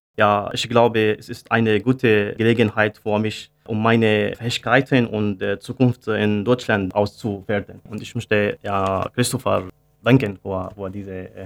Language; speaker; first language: German; non-native, learner; Arabic